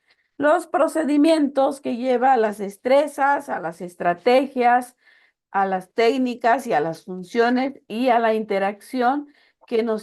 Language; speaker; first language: Spanish; native; Spanish